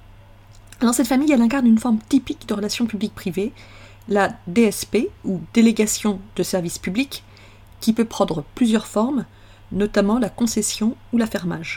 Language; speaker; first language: French; native; French